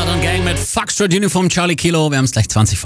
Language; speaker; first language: German; native; German